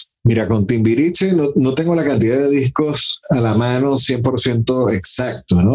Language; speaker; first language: Spanish; native; Spanish